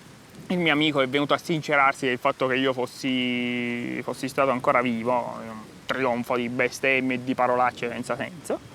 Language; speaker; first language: Italian; native; Italian